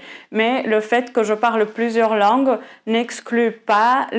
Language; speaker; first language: French; non-native, fluent; Portuguese